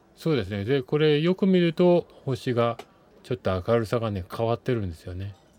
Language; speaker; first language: Japanese; native; Japanese